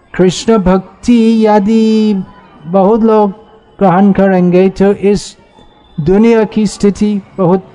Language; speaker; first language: Hindi; non-native, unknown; English